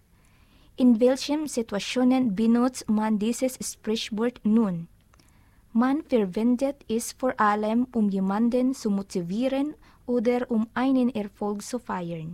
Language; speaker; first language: German; non-native, learner; Filipino